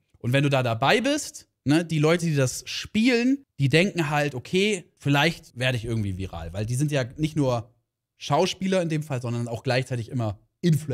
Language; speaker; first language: German; native; German